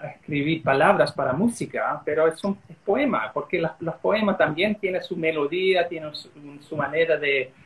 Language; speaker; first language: Spanish; early bilingual, heritage; Spanish